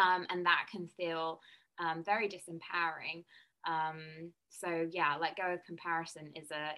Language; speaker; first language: English; native; English